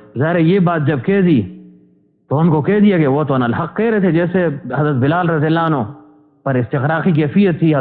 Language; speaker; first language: Urdu; non-native, local second language; Pashto